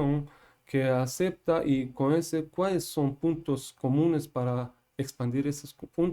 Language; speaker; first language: Spanish; non-native, fluent; Persian